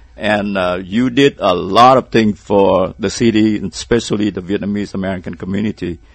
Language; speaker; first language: English; non-native, fluent; Vietnamese